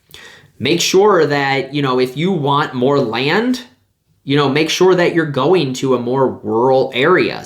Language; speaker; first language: English; native; English